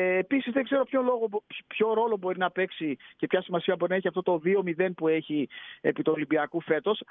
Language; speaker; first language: Greek; native; Greek